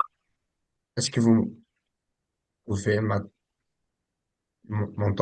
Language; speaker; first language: French; non-native, local second language; Dutch